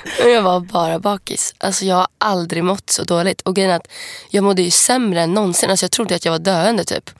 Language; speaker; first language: Swedish; native; Swedish